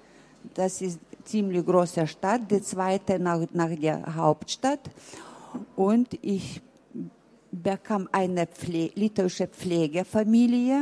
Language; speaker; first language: German; early bilingual, heritage; German